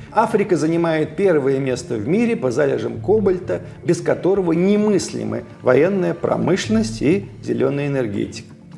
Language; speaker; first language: Russian; native; Russian